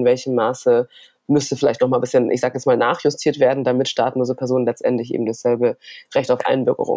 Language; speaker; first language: German; native; German